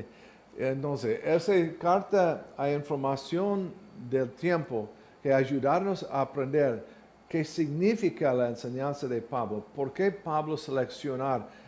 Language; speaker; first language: Spanish; non-native, learner; English